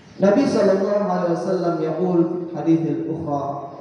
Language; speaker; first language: Arabic; non-native, learner; Indonesian